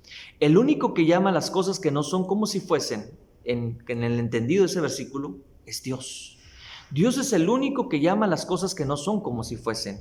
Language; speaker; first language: Spanish; native; Spanish